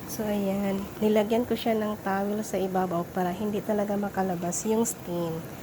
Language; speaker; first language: Filipino; non-native, local second language; Cebuano